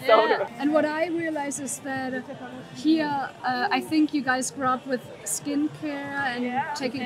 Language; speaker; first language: English; non-native, fluent; German